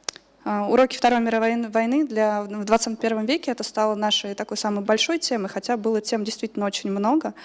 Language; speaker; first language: Russian; native; Russian